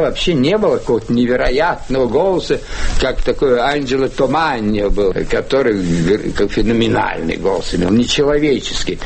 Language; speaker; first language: Russian; native; Russian